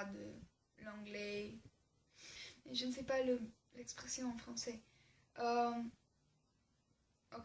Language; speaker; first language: French; non-native, learner; English